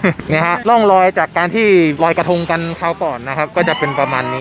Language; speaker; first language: Thai; native; Thai